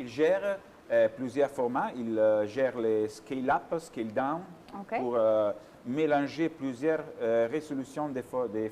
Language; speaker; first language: French; non-native, fluent; Italian